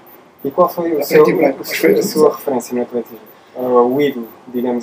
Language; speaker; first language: Portuguese; native; Portuguese